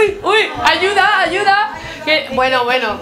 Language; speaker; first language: Spanish; native; Spanish